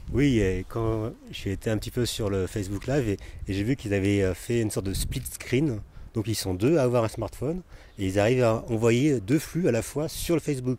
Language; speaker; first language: French; native; French